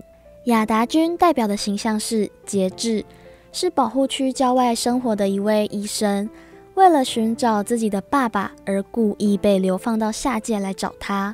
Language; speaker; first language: Chinese; native; Chinese